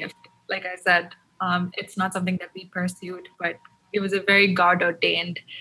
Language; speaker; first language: English; non-native, local second language; Tamil